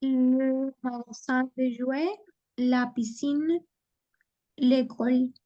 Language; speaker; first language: French; non-native, learner; Spanish